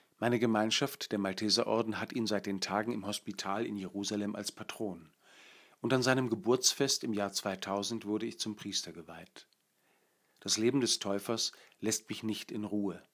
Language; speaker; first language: German; native; German